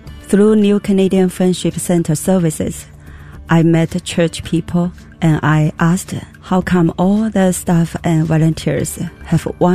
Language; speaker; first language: English; non-native, fluent; Chinese